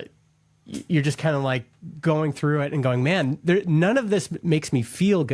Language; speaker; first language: English; native; English